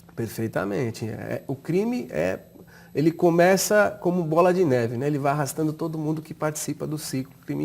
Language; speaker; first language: Portuguese; native; Portuguese